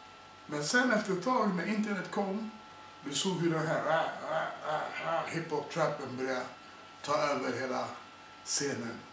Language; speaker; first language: Swedish; non-native, fluent; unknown